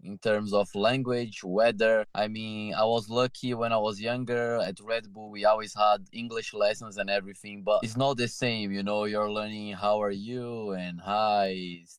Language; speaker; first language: English; non-native, fluent; Portuguese